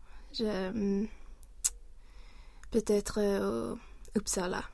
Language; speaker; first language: French; non-native, learner; Swedish